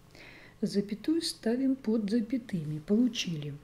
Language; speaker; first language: Russian; native; Russian